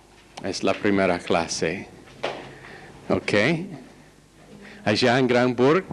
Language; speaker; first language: Spanish; non-native, fluent; English